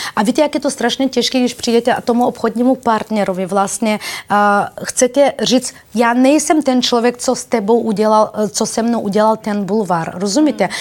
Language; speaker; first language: Czech; non-native, fluent; Bulgarian